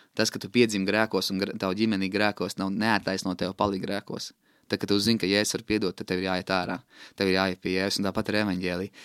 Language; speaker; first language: Latvian; native; Latvian